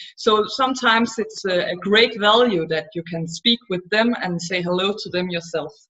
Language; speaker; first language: English; non-native, fluent; Danish